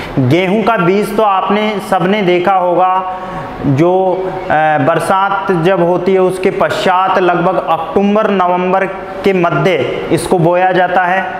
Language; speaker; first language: Hindi; native; Hindi